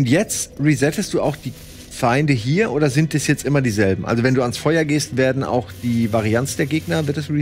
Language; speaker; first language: German; native; German